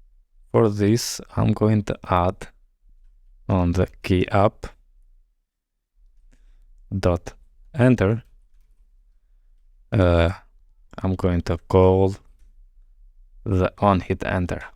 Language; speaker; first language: English; non-native, fluent; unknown